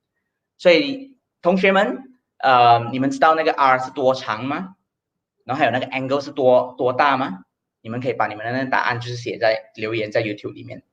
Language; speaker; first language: Chinese; native; Chinese